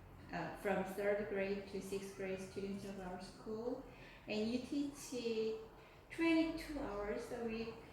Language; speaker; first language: English; non-native, fluent; Korean